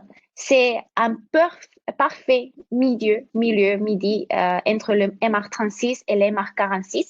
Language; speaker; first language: French; non-native, fluent; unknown